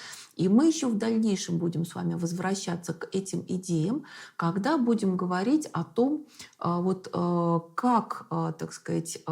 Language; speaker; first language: Russian; native; Russian